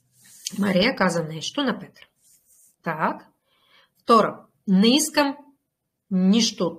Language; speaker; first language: Bulgarian; non-native, fluent; Russian